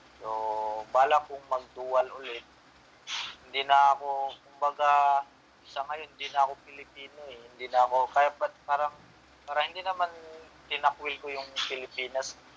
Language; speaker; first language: Filipino; non-native, local second language; Cebuano